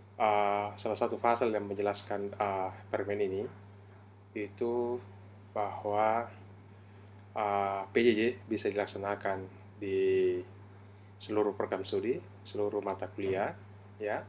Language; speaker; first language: Indonesian; native; Indonesian